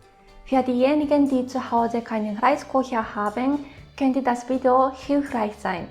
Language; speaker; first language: German; non-native, fluent; Japanese